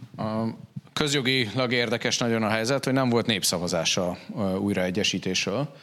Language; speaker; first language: Hungarian; native; Hungarian